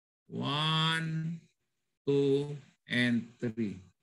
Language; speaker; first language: English; non-native, local second language; Filipino